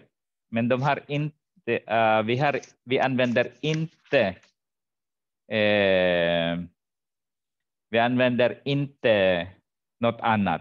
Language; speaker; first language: Swedish; non-native, fluent; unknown